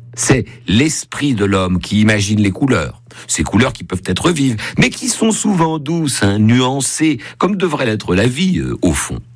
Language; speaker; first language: French; native; French